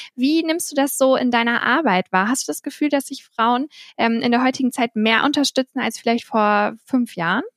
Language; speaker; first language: German; native; German